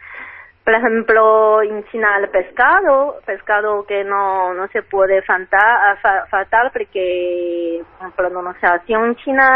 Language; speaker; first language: Spanish; non-native, fluent; Chinese